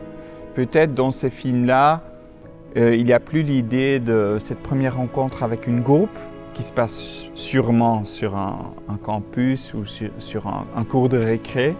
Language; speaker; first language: French; non-native, local second language; Dutch